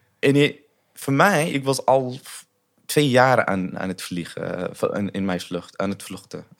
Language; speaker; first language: Dutch; non-native, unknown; Arabic